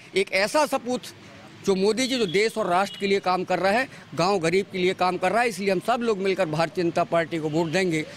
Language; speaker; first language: Hindi; native; Hindi